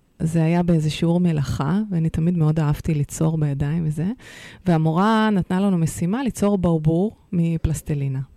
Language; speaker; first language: Hebrew; early bilingual, other home language; Russian